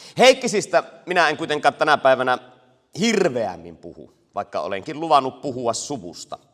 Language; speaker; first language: Finnish; native; Finnish